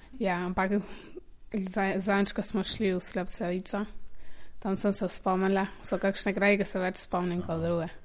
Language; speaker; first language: Slovenian; early bilingual, heritage; Slovenian